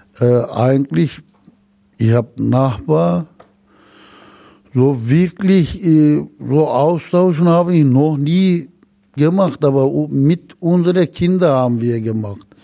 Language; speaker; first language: German; non-native, learner; Turkish